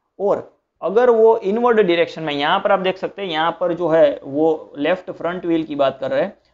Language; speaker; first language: Hindi; non-native, local second language; Gujarati